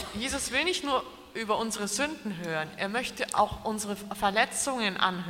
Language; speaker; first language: German; native; German